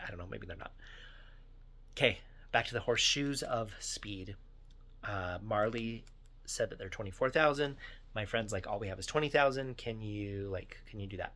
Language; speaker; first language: English; native; English